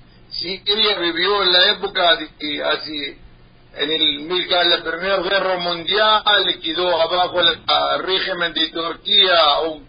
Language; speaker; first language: Spanish; non-native, learner; Arabic